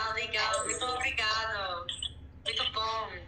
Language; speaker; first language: Portuguese; non-native, learner; English